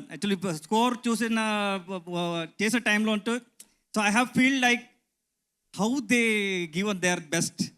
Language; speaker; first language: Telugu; non-native, learner; Kannada